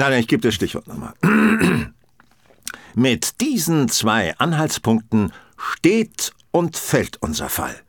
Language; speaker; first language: German; native; German